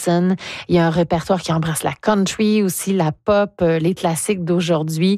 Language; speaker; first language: French; native; French